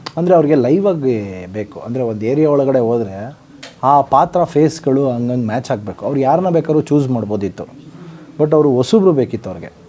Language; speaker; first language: Kannada; native; Kannada